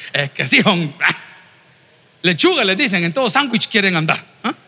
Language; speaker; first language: Spanish; native; Spanish